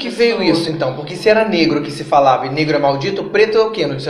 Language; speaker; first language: Portuguese; native; Portuguese